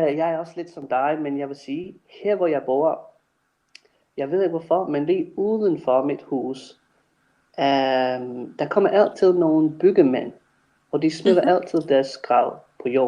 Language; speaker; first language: Danish; non-native, fluent; English